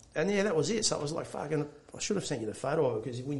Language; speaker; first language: English; native; English